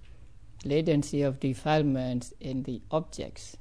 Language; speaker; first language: English; non-native, fluent; Burmese